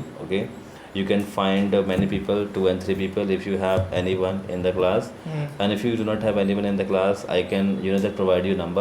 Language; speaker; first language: English; non-native, local second language; Hindi